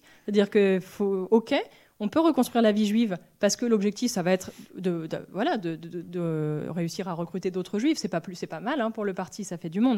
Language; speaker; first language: French; native; French